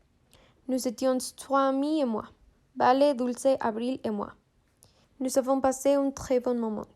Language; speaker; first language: French; non-native, learner; Spanish